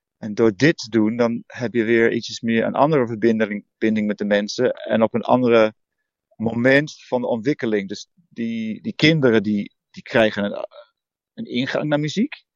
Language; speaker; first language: Dutch; early bilingual, heritage; Dutch